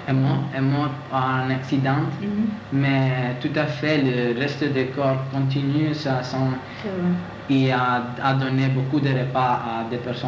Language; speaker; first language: French; non-native, learner; Italian